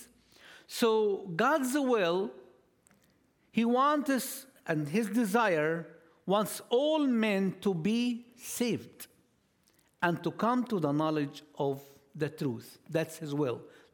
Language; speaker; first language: English; non-native, fluent; Arabic